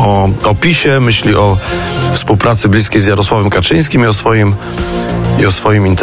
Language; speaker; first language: Polish; native; Polish